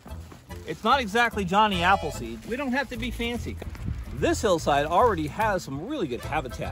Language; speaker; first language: English; native; English